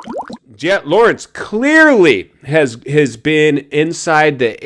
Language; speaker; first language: English; native; English